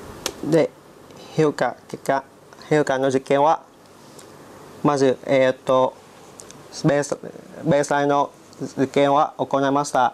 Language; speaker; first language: Japanese; non-native, learner; Vietnamese